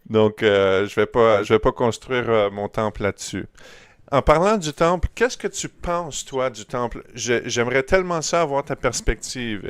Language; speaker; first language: French; native; French